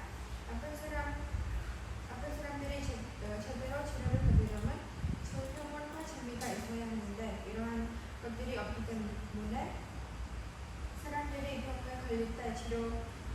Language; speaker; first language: Korean; non-native, fluent; Khmer